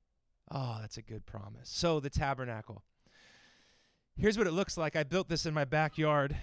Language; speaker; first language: English; native; English